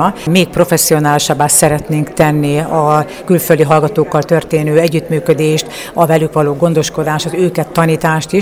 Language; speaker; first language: Hungarian; native; Hungarian